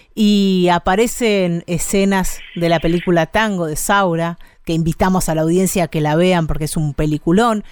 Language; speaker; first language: Spanish; native; Spanish